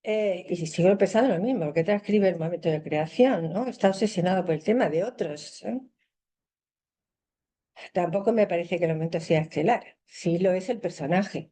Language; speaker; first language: Spanish; native; Spanish